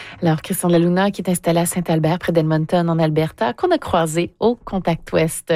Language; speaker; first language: French; native; French